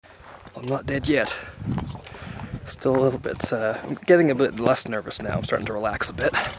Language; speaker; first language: English; native; English